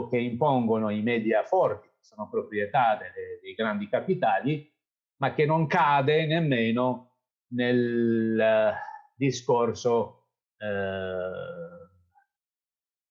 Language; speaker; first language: Italian; non-native, fluent; Kabyle